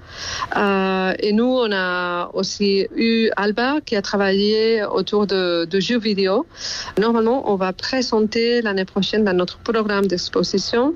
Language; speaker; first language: French; non-native, fluent; Spanish